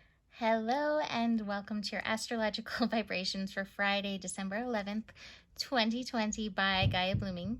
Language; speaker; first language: English; native; English